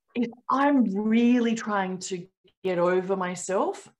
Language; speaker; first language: English; native; English